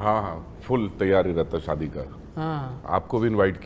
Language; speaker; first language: Hindi; non-native, local second language; Telugu